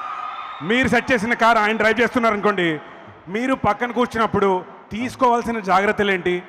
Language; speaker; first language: Telugu; native; Telugu